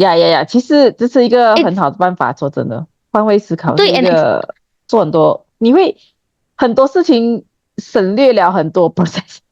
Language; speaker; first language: Chinese; native; Chinese